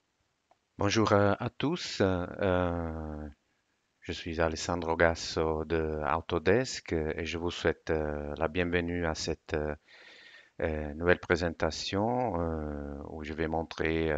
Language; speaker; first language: French; non-native, fluent; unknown